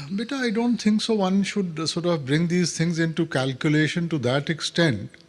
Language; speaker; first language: English; non-native, local second language; Punjabi